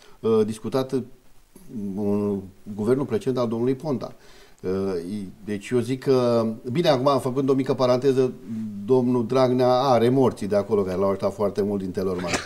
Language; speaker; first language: Romanian; native; Romanian